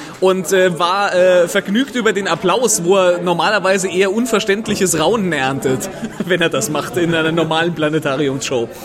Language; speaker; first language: German; native; German